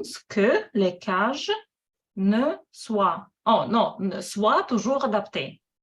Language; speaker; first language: French; non-native, fluent; Russian